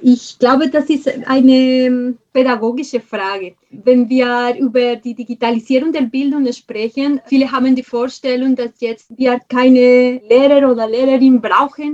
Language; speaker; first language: German; non-native, fluent; Spanish